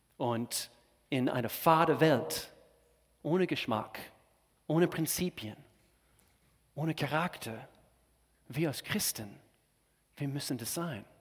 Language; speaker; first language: German; non-native, fluent; English